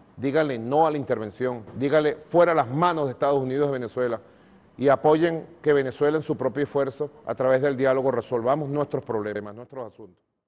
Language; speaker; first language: Spanish; native; Spanish